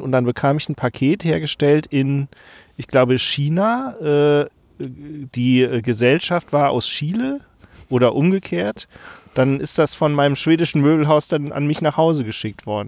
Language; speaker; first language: German; native; German